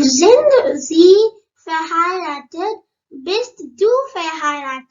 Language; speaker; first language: German; non-native, learner; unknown